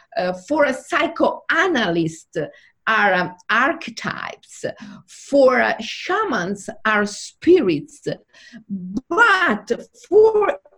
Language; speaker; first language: English; non-native, fluent; Italian